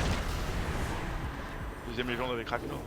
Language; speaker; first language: French; native; French